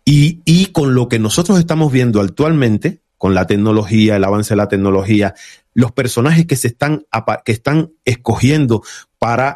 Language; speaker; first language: Spanish; native; Spanish